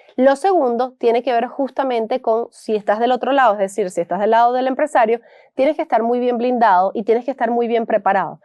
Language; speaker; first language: Spanish; native; Spanish